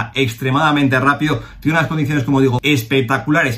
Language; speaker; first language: Spanish; native; Spanish